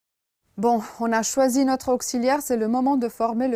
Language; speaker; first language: French; non-native, fluent; Romanian